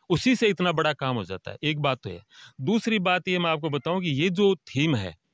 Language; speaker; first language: Hindi; native; Hindi